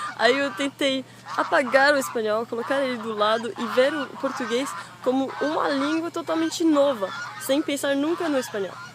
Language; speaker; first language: Portuguese; non-native, fluent; French